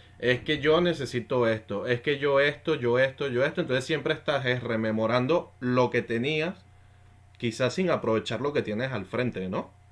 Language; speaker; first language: Spanish; native; Spanish